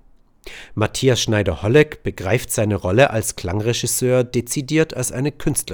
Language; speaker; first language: German; native; German